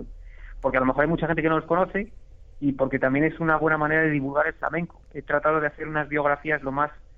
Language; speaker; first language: Spanish; native; Spanish